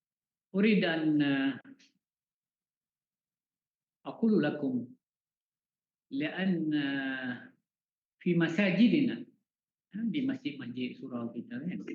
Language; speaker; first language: Arabic; non-native, fluent; Malay